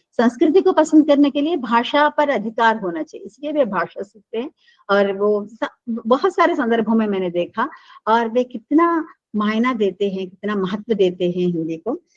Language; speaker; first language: Hindi; non-native, local second language; Telugu